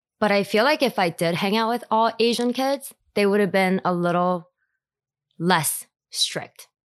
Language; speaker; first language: English; early bilingual, other home language; Korean